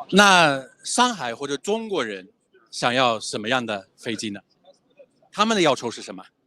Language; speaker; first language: Chinese; non-native, fluent; English